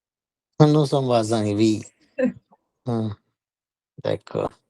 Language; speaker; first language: French; non-native, learner; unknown